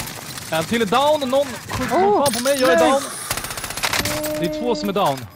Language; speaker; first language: Swedish; native; Swedish